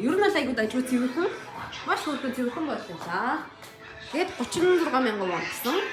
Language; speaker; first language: Mongolian; native; Mongolian